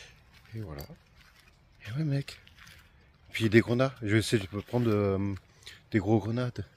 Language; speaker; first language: French; native; French